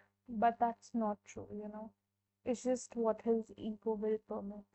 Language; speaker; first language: English; non-native, local second language; Hindi